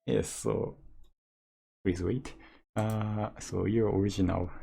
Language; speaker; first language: English; non-native, learner; Japanese